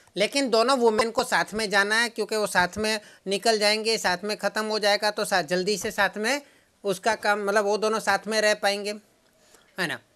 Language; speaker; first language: Hindi; non-native, local second language; Gujarati